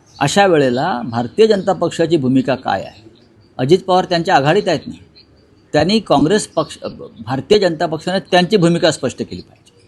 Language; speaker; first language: Marathi; native; Marathi